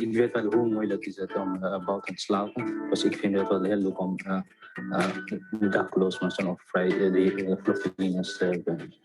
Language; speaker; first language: Dutch; non-native, learner; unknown